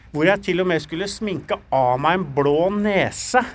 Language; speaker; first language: Norwegian; native; Norwegian